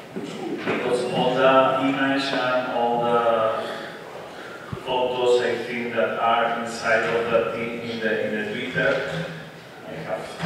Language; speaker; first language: English; non-native, fluent; Spanish